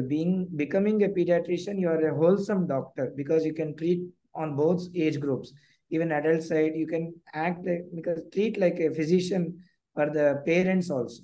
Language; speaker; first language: English; non-native, local second language; Telugu